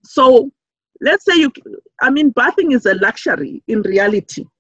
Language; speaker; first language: English; non-native, local second language; Southern Sotho